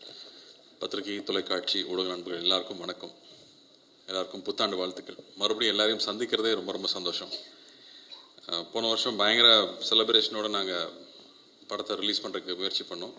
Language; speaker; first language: Tamil; native; Tamil